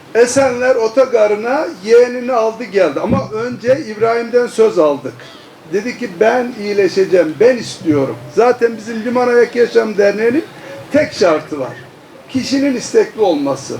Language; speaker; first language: Turkish; native; Turkish